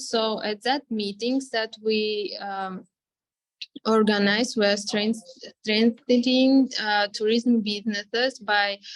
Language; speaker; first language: English; non-native, fluent; Armenian